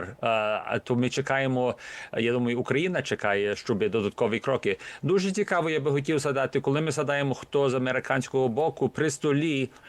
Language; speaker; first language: Ukrainian; early bilingual, heritage; Ukrainian